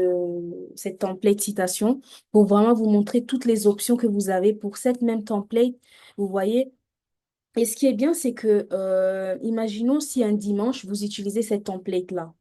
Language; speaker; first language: French; native; French